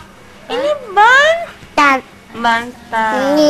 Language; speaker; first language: Indonesian; native; Indonesian